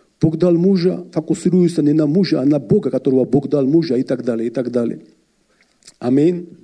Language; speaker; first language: Russian; non-native, fluent; Georgian